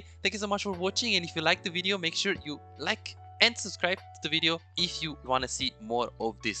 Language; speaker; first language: English; non-native, fluent; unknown